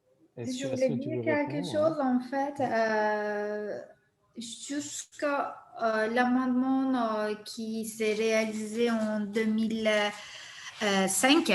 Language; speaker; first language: French; non-native, fluent; Turkish